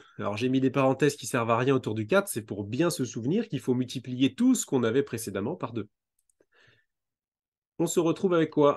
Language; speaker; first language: French; native; French